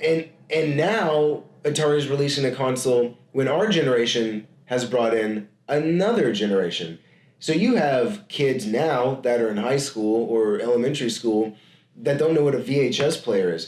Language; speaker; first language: English; native; English